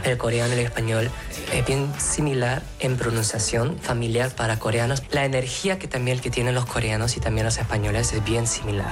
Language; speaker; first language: Spanish; non-native, fluent; Korean